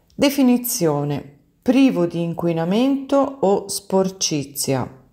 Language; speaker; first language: Italian; non-native, fluent; German